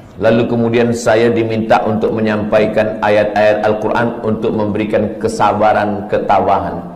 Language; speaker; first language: Malay; native; Malay